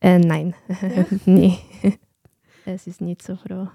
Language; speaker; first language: German; non-native, fluent; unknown